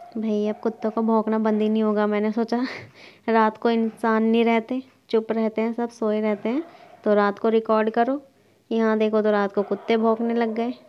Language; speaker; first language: Hindi; native; Hindi